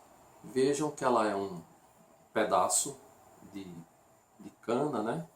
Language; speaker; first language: Portuguese; native; Portuguese